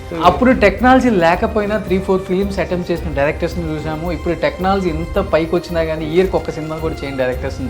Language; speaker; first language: Telugu; native; Telugu